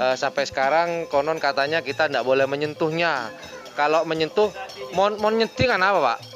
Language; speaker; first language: Indonesian; non-native, local second language; Madurese